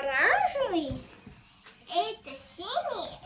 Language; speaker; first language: Russian; non-native, learner; Armenian